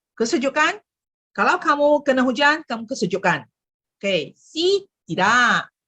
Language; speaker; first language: Malay; non-native, local second language; Chinese